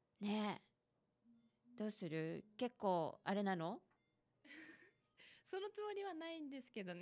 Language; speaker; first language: Japanese; native; Japanese